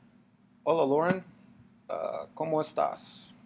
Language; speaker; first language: Spanish; non-native, learner; English